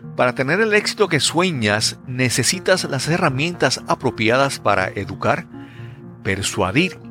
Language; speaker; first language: Spanish; native; Spanish